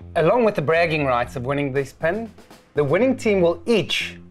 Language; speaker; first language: English; non-native, local second language; Afrikaans